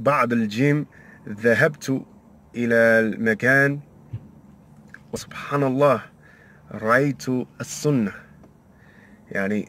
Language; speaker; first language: Arabic; non-native, learner; English